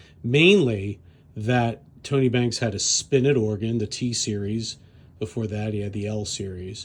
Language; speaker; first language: English; native; English